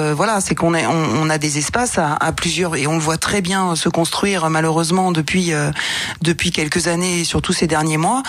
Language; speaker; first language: French; native; French